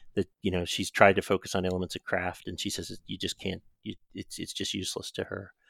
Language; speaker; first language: English; native; English